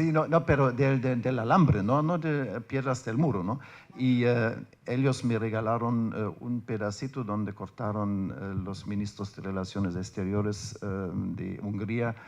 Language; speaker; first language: Spanish; non-native, fluent; German